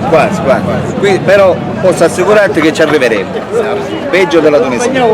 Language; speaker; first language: Italian; native; Italian